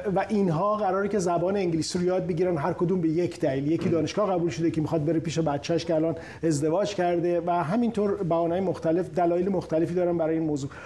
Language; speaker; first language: Persian; native; Persian